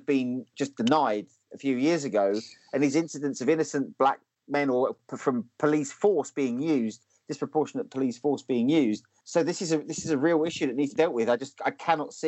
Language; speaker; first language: English; native; English